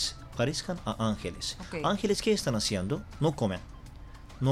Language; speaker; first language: Spanish; non-native, learner; Turkish